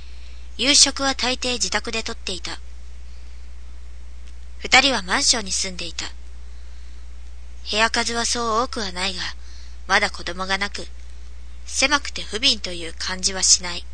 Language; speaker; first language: Japanese; native; Japanese